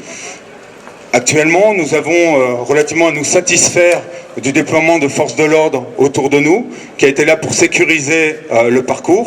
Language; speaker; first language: French; native; French